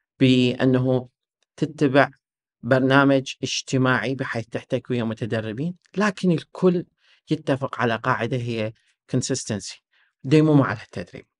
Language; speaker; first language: Arabic; native; Arabic